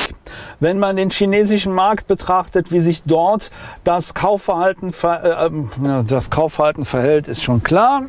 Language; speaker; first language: German; native; German